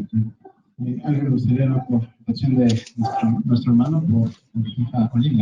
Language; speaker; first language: Spanish; native; Spanish